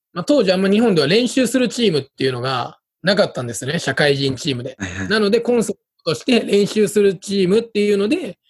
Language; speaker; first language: Japanese; native; Japanese